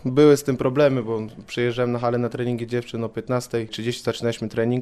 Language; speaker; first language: Polish; native; Polish